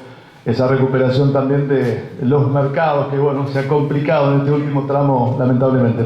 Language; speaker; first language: Spanish; native; Spanish